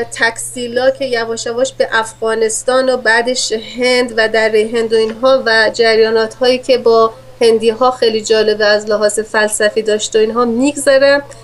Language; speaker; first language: Persian; native; Persian